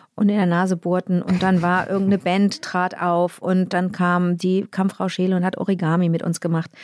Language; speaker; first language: German; native; German